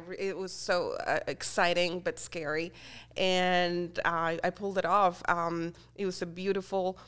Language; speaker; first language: English; non-native, fluent; Spanish